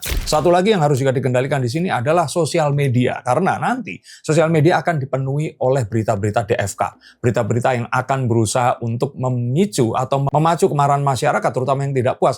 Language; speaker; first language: Indonesian; native; Indonesian